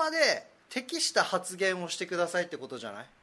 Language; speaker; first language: Japanese; native; Japanese